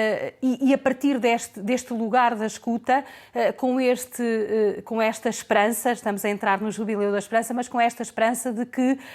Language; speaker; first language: Portuguese; native; Portuguese